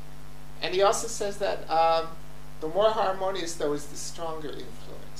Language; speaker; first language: English; native; English